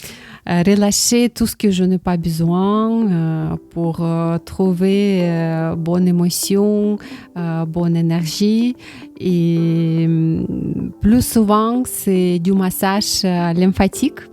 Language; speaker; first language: French; non-native, learner; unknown